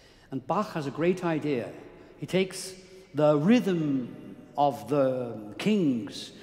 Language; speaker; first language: English; non-native, fluent; German